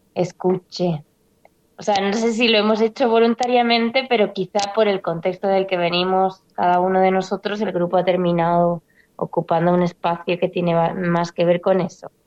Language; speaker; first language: Spanish; native; Spanish